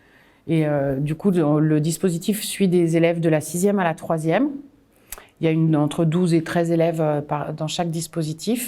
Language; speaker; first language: French; native; French